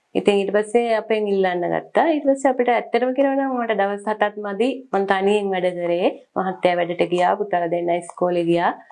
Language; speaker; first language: Sinhala; native; Sinhala